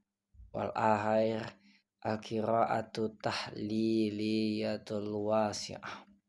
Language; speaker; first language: Arabic; non-native, learner; Indonesian